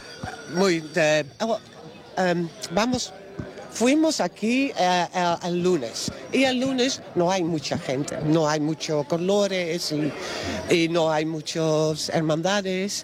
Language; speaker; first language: Spanish; non-native, learner; Dutch